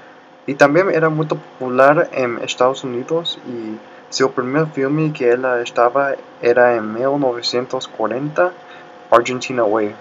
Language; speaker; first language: Portuguese; non-native, learner; Spanish